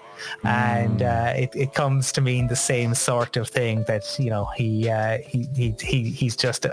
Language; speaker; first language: English; native; English